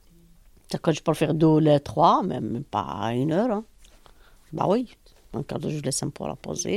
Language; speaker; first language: French; non-native, learner; Arabic